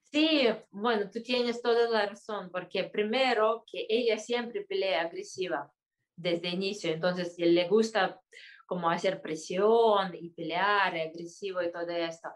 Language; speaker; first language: Spanish; non-native, fluent; Russian